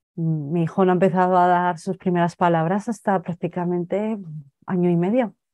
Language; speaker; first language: Spanish; native; Spanish